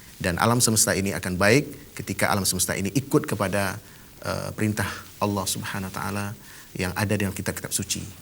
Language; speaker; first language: Indonesian; non-native, local second language; Achinese